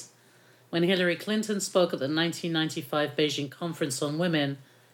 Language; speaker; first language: English; native; English